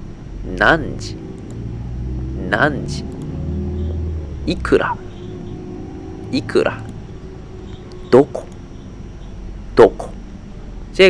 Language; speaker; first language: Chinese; non-native, fluent; Japanese